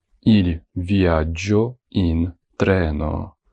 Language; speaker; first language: Italian; non-native, fluent; Ukrainian